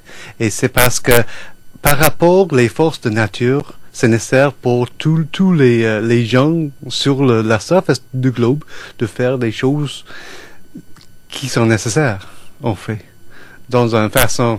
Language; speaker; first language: French; non-native, fluent; English